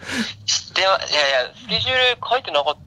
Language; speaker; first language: Japanese; native; Japanese